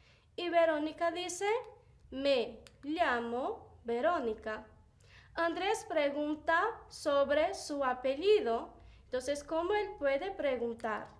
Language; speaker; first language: Spanish; non-native, fluent; Portuguese